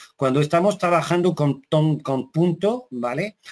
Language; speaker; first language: Spanish; non-native, fluent; French